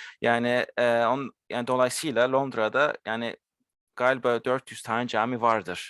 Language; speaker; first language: Turkish; early bilingual, heritage; Turkish